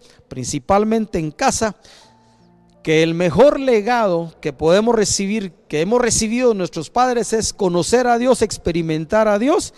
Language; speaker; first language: Spanish; native; Spanish